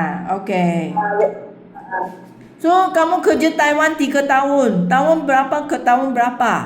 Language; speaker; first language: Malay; non-native, local second language; Chinese